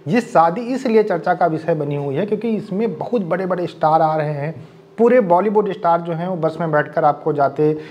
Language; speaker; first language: Hindi; native; Hindi